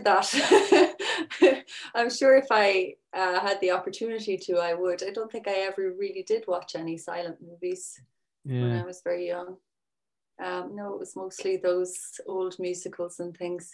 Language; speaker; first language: English; native; English